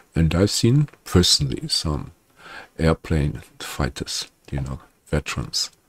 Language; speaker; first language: English; non-native, fluent; German